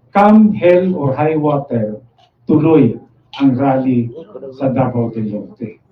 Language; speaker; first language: Filipino; non-native, local second language; Cebuano